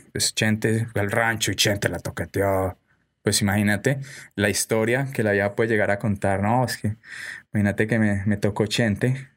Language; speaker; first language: Spanish; native; Spanish